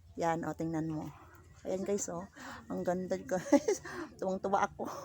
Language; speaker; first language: Filipino; non-native, local second language; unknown